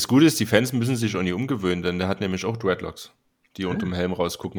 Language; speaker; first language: German; native; German